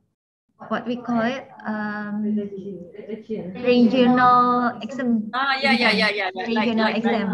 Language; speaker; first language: English; non-native, fluent; Indonesian